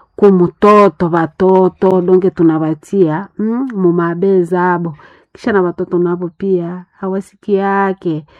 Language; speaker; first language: Swahili; non-native, local second language; Nande